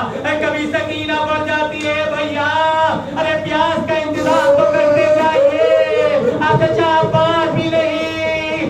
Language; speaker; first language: Urdu; native; Urdu